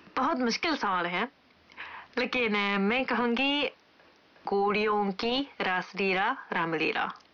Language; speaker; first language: Hindi; non-native, fluent; Japanese